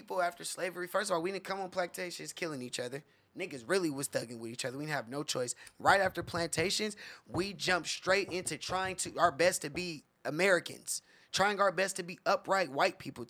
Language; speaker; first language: English; native; English